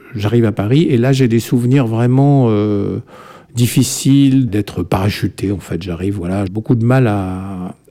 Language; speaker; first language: French; native; French